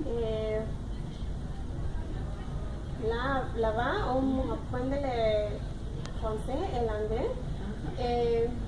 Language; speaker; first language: French; non-native, learner; Spanish